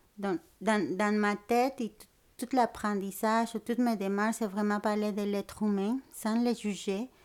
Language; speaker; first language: French; non-native, fluent; Spanish